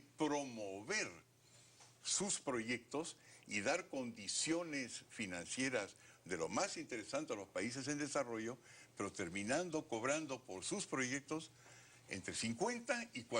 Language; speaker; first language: Spanish; native; Spanish